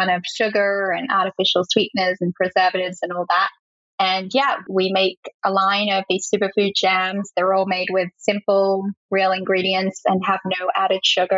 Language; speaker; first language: English; native; English